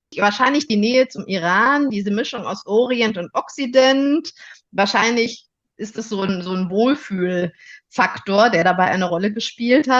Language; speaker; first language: German; native; German